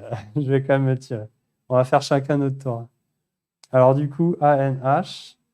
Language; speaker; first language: French; native; French